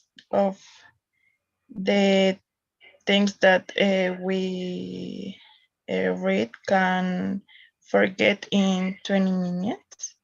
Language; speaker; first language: English; non-native, learner; Spanish